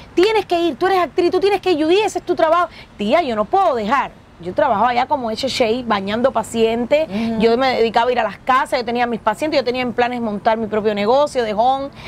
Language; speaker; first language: Spanish; native; Spanish